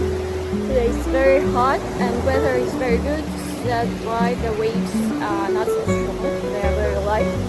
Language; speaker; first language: English; non-native, learner; Russian